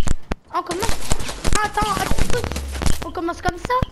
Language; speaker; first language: French; native; French